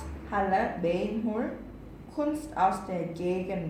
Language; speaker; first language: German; non-native, learner; Korean